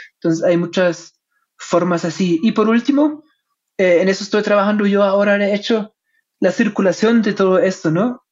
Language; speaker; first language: Spanish; non-native, fluent; German